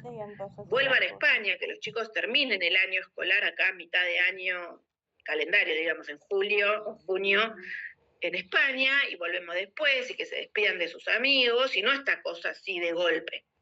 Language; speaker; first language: Spanish; native; Spanish